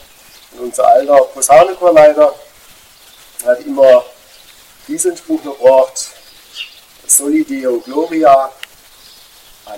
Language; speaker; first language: German; native; German